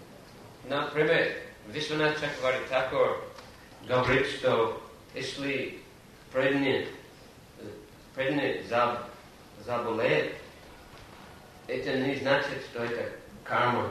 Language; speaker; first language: Russian; non-native, fluent; English